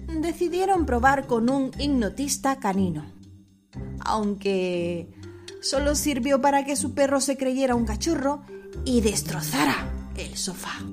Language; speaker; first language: Spanish; native; Spanish